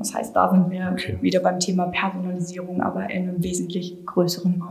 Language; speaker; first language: German; native; German